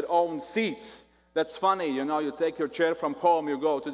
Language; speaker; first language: English; non-native, fluent; Latvian